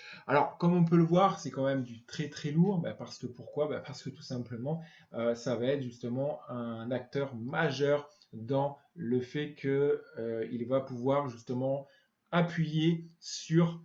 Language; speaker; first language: French; native; French